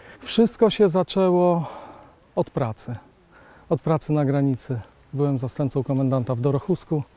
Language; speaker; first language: Polish; native; Polish